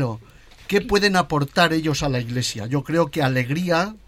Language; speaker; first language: Spanish; native; Spanish